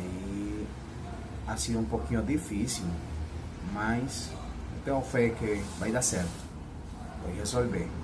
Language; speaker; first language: Portuguese; non-native, learner; Spanish